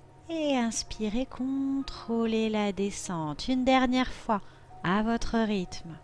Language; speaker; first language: French; native; French